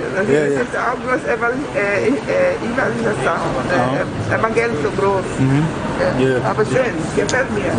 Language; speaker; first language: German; non-native, learner; Portuguese